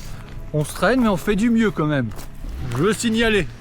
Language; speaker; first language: French; native; French